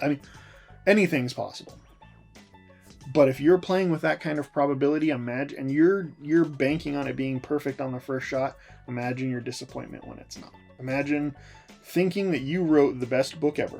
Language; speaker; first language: English; native; English